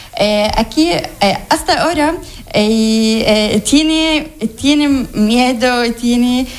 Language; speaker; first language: Spanish; non-native, learner; Arabic